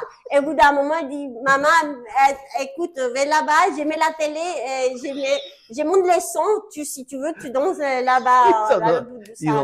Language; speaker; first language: French; native; French